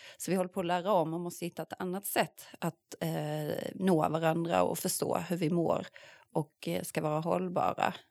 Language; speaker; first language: Swedish; native; Swedish